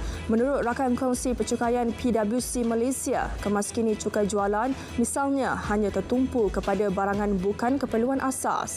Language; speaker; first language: Malay; native; Malay